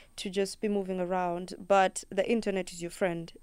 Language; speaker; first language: English; non-native, local second language; Luo (Kenya and Tanzania)